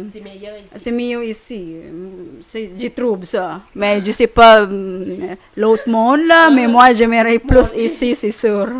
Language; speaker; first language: French; non-native, fluent; Filipino